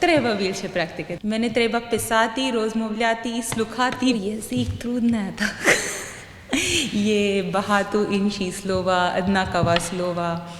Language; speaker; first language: Ukrainian; non-native, learner; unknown